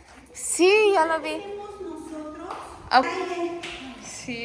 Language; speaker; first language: Spanish; non-native, learner; English